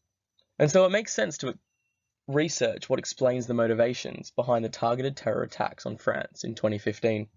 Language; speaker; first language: English; native; English